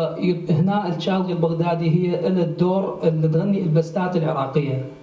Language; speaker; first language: Arabic; native; Arabic